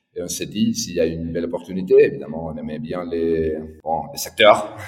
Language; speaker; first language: French; non-native, fluent; Spanish